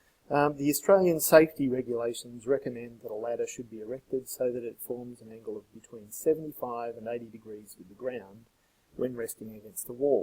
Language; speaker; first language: English; native; English